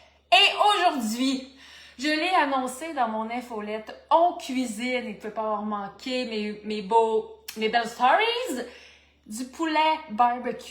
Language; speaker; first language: French; native; French